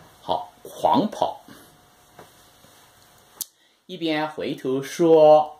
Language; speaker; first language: Chinese; native; Chinese